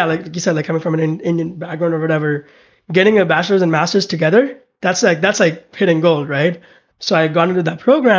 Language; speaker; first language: English; non-native, local second language; Hindi